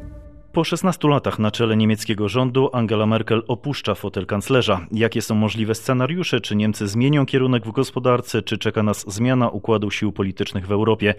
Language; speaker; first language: Polish; native; Polish